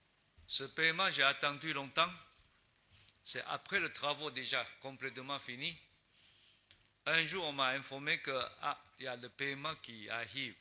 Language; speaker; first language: French; non-native, learner; Chinese